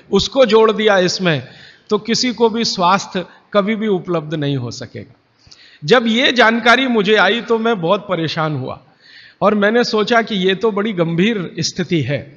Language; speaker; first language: Hindi; native; Hindi